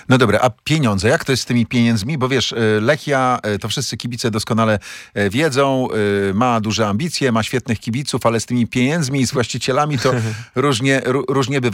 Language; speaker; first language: Polish; native; Polish